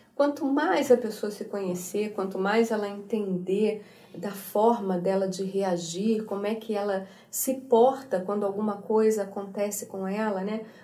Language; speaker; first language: Portuguese; native; Portuguese